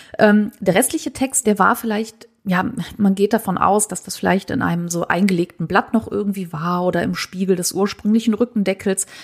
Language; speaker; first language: German; native; German